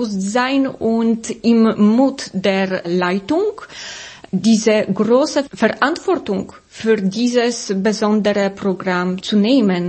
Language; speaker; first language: German; non-native, fluent; Polish